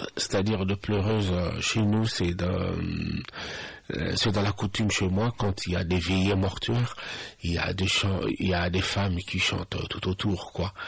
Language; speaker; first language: French; non-native, local second language; Lingala